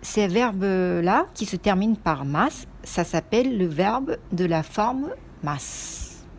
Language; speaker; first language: French; non-native, fluent; Japanese